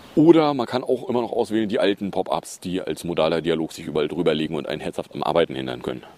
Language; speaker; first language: German; native; German